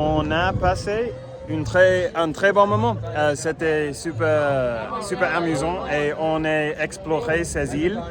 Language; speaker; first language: French; non-native, learner; English